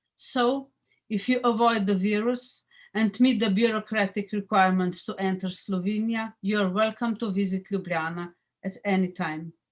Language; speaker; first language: English; non-native, fluent; Slovenian